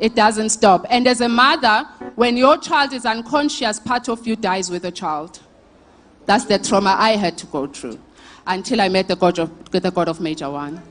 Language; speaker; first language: English; non-native, local second language; Xhosa